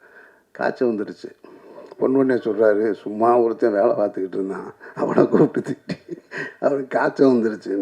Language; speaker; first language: Tamil; native; Tamil